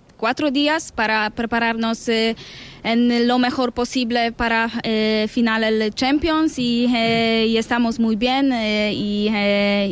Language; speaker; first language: Spanish; non-native, learner; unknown